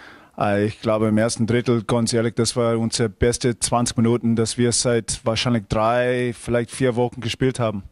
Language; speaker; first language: German; non-native, fluent; English